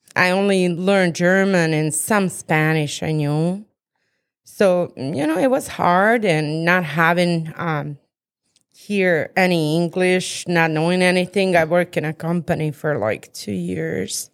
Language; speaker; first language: English; non-native, fluent; Bosnian